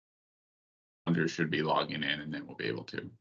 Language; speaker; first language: English; native; English